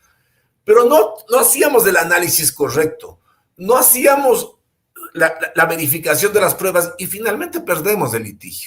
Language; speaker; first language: Spanish; native; Spanish